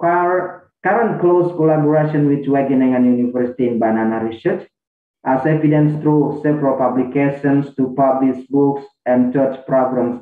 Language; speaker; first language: English; non-native, fluent; Indonesian